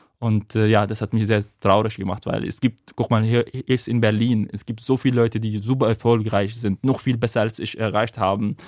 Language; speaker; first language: German; non-native, fluent; Arabic